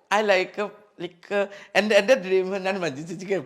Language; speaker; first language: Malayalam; non-native, fluent; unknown